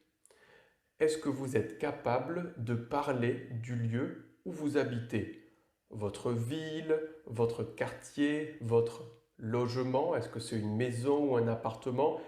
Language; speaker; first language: French; native; French